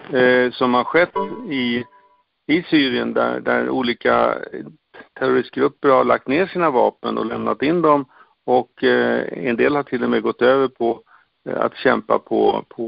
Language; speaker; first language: Swedish; native; Swedish